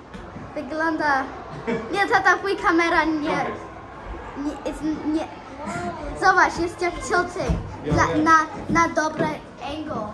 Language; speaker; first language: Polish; early bilingual, heritage; English